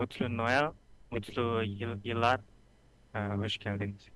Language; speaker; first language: Turkish; non-native, learner; Indonesian